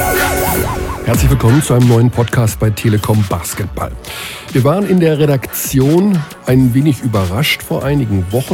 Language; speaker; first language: German; native; German